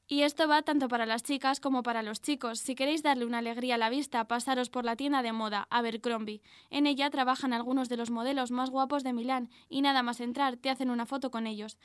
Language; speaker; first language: Spanish; native; Spanish